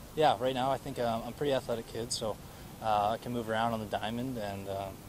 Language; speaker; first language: English; native; English